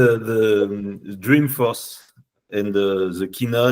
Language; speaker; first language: English; non-native, learner; French